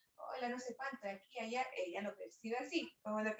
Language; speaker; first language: Spanish; native; Spanish